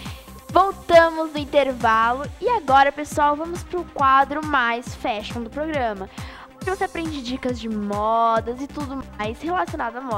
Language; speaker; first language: Portuguese; native; Portuguese